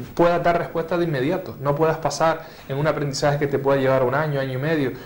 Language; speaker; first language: Spanish; native; Spanish